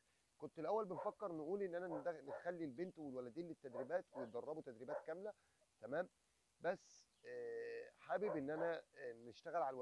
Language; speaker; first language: Arabic; native; Arabic